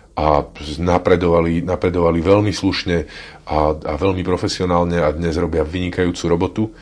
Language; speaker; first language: Slovak; native; Slovak